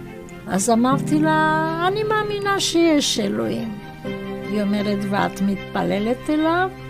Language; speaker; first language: Hebrew; non-native, fluent; Romanian